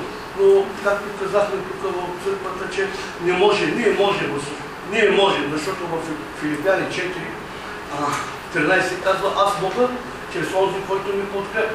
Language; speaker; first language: Bulgarian; non-native, local second language; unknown